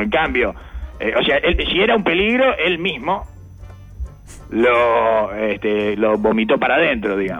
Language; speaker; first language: Spanish; native; Spanish